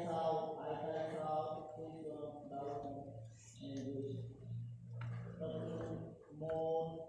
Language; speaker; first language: Vietnamese; non-native, learner; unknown